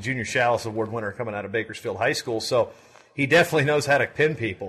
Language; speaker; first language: English; native; English